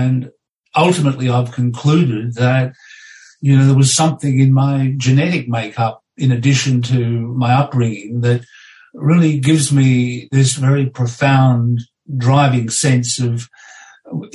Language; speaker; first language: English; native; English